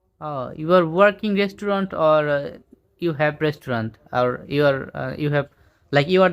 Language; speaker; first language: English; non-native, fluent; Bangla